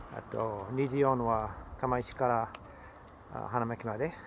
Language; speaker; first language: Japanese; non-native, learner; French